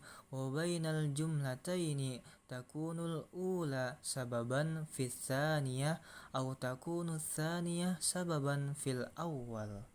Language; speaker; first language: Arabic; non-native, learner; Indonesian